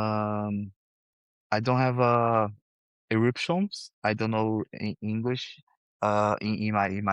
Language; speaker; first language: English; non-native, learner; Portuguese